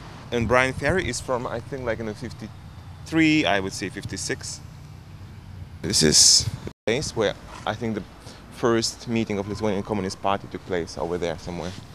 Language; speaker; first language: English; non-native, fluent; Lithuanian